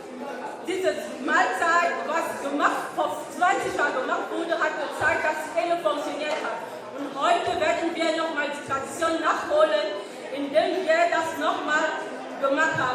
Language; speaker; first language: German; non-native, learner; French